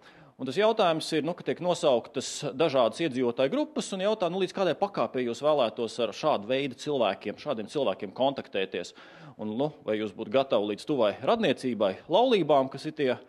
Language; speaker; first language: Latvian; native; Latvian